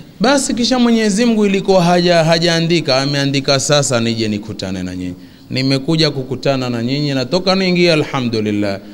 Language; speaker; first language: Swahili; native; Swahili